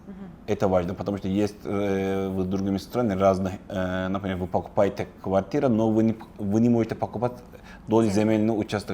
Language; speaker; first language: Russian; non-native, learner; Turkish